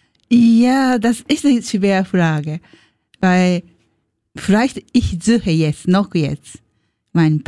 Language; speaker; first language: German; non-native, learner; Japanese